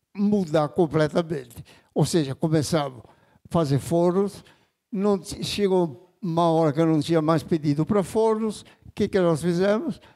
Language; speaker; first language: Portuguese; non-native, fluent; Italian